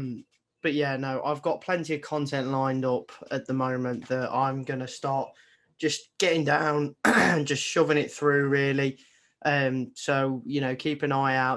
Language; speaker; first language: English; native; English